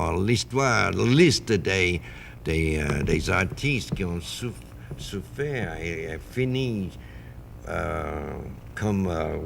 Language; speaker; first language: French; non-native, fluent; English